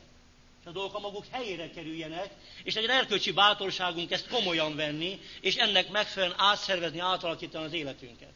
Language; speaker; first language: Hungarian; native; Hungarian